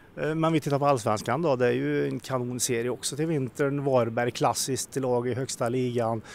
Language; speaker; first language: Swedish; native; Swedish